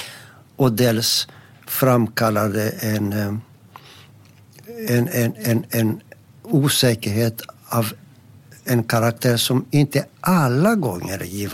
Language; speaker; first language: Swedish; non-native, fluent; Greek